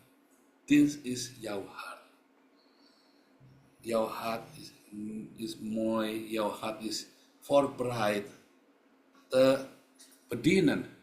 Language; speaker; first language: Dutch; non-native, learner; Indonesian